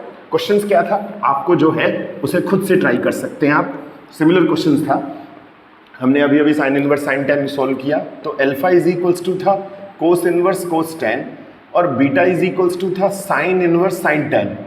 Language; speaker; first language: Hindi; native; Hindi